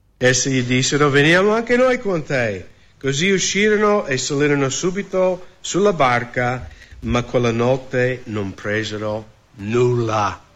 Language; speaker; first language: Italian; non-native, fluent; English